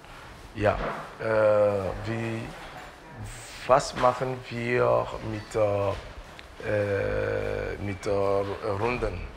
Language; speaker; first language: German; non-native, learner; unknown